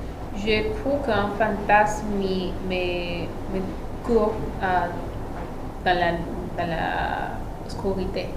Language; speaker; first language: French; non-native, learner; Spanish